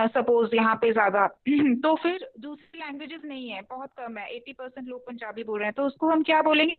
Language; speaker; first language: Hindi; non-native, local second language; Punjabi